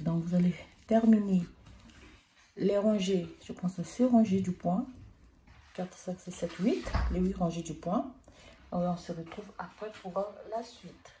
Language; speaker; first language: French; native; French